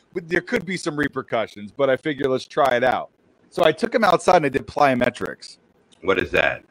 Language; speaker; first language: English; native; English